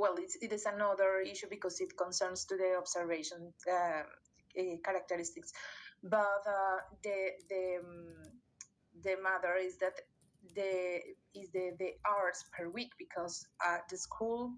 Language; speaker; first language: English; non-native, learner; Spanish